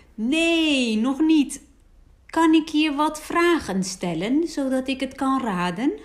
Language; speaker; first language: Dutch; native; Dutch